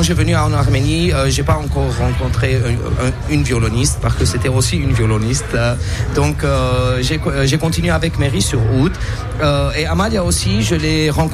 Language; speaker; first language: French; non-native, local second language; Armenian